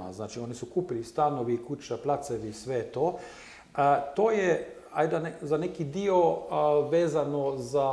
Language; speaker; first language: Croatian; non-native, learner; German